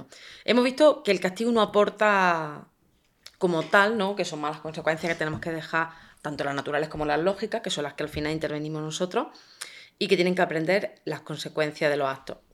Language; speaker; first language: Spanish; native; Spanish